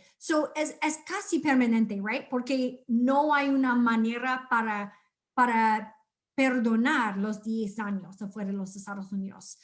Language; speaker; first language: Spanish; non-native, fluent; English